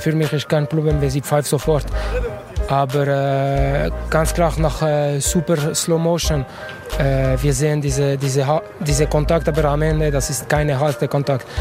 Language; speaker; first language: German; non-native, learner; French